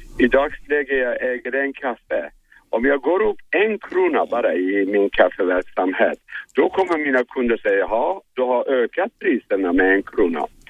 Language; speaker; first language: Swedish; non-native, fluent; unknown